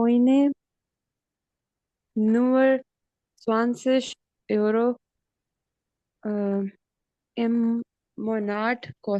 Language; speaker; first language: German; non-native, learner; Hindi